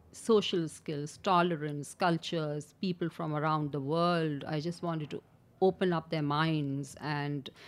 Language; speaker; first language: English; non-native, local second language; Urdu